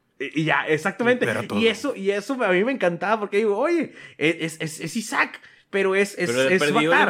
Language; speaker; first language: Spanish; native; Spanish